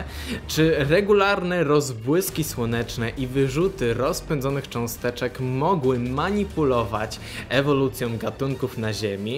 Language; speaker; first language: Polish; native; Polish